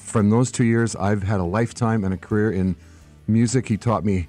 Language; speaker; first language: English; native; English